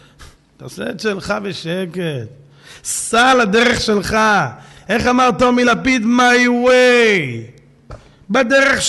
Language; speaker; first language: Hebrew; native; Hebrew